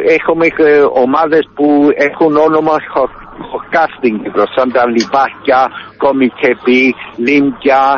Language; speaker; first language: Greek; early bilingual, heritage; Greek